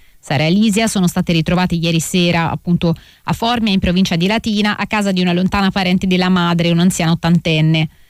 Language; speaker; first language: Italian; native; Italian